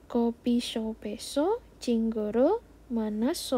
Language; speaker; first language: Korean; non-native, fluent; Indonesian